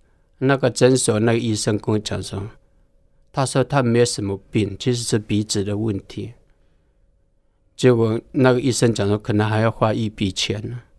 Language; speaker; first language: Chinese; non-native, local second language; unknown